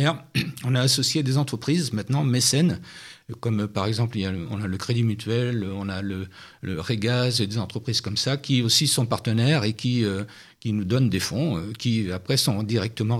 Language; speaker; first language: French; native; French